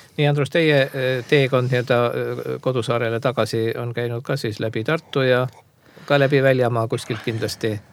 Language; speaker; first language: Estonian; native; Estonian